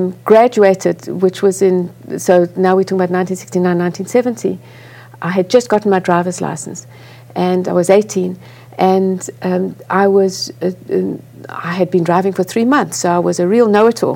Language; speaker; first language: English; native; English